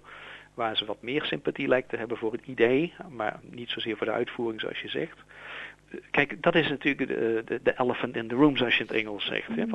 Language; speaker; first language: Dutch; native; Dutch